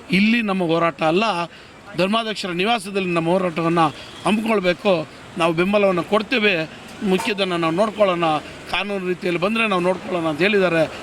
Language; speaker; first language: Kannada; native; Kannada